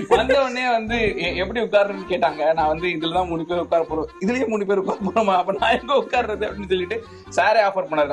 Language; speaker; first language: Tamil; native; Tamil